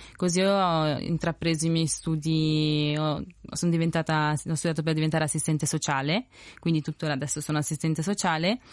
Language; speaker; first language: Italian; early bilingual, other home language; Spanish